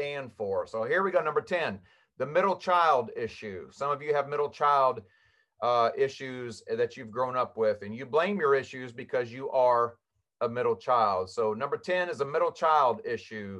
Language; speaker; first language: English; native; English